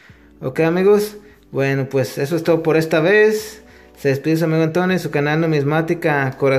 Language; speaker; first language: Spanish; native; Spanish